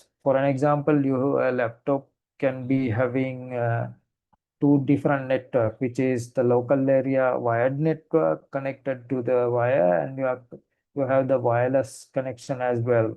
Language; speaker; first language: English; non-native, fluent; Sinhala